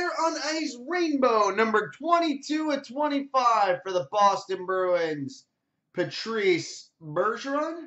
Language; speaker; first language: English; native; English